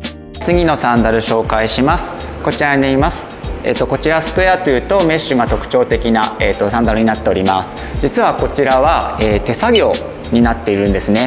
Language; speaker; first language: Japanese; native; Japanese